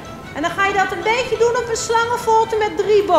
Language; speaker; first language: Dutch; native; Dutch